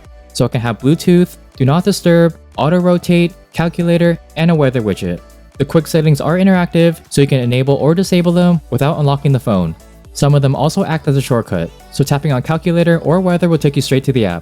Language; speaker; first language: English; native; English